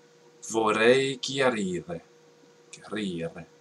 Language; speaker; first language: Italian; non-native, learner; English